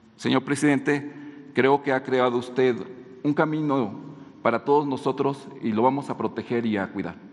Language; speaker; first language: Spanish; native; Spanish